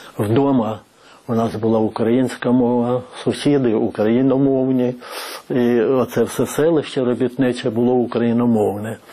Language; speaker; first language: Ukrainian; native; Ukrainian